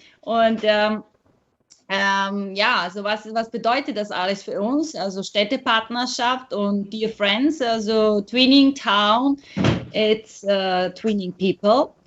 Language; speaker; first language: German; non-native, fluent; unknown